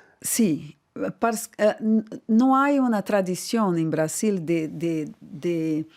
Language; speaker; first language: Spanish; non-native, fluent; Portuguese